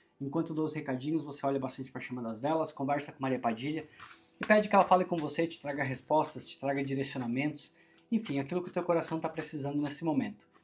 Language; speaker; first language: Portuguese; native; Portuguese